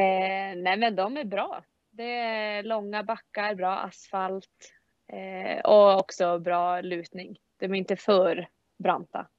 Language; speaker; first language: Swedish; native; Swedish